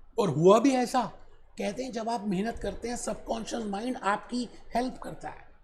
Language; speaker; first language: Hindi; native; Hindi